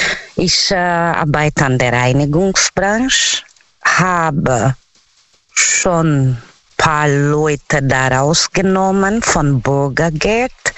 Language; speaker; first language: German; non-native, learner; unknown